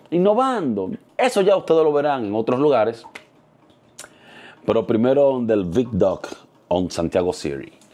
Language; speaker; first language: Spanish; native; Spanish